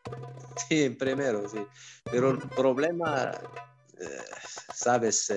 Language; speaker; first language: Spanish; non-native, fluent; Arabic